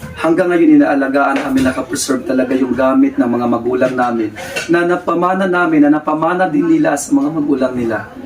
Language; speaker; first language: Filipino; non-native, local second language; Cebuano